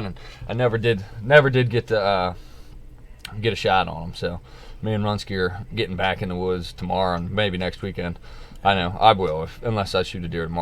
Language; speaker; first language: English; native; English